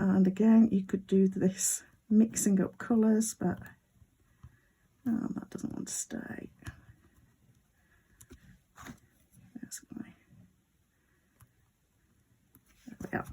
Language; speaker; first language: English; native; English